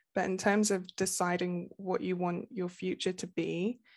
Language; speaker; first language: English; native; English